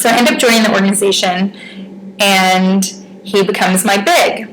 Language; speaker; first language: English; native; English